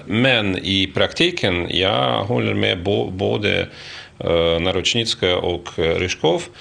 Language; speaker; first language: Swedish; non-native, fluent; Russian